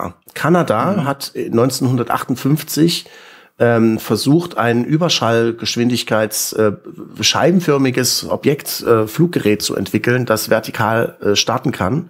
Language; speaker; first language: German; native; German